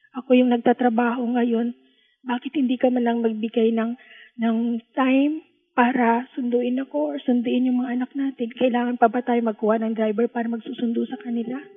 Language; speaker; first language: Filipino; non-native, local second language; Hiligaynon